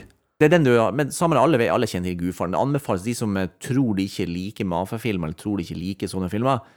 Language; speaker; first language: Norwegian; native; Norwegian